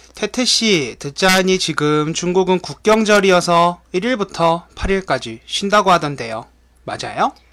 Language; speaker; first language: Korean; native; Korean